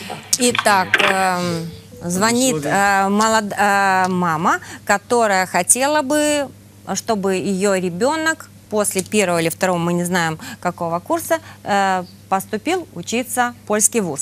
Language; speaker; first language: Russian; native; Russian